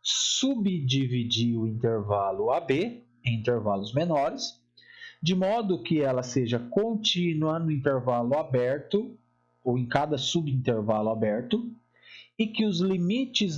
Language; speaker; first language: Portuguese; native; Portuguese